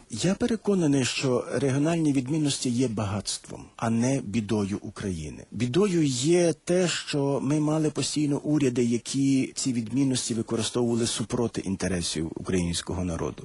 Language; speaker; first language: Ukrainian; native; Ukrainian